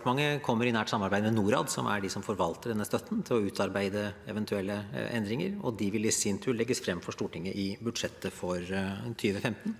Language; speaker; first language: Norwegian; native; Norwegian